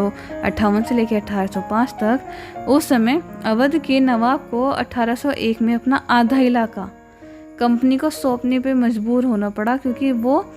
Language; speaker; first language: Hindi; native; Hindi